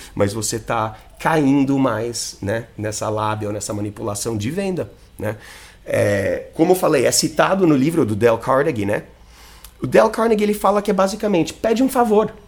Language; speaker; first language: Portuguese; non-native, fluent; English